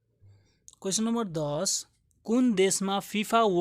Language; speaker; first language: Nepali; native; Nepali